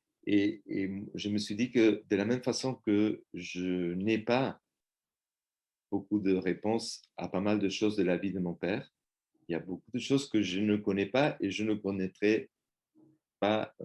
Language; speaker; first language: French; non-native, fluent; Spanish